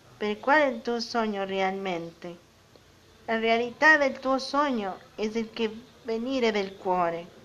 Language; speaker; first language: Italian; non-native, learner; Spanish